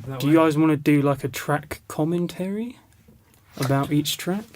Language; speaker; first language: English; native; English